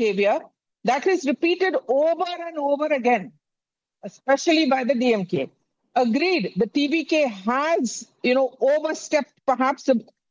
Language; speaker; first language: English; non-native, local second language; Tamil